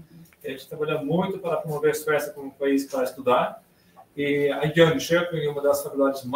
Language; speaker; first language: Portuguese; non-native, fluent; Swedish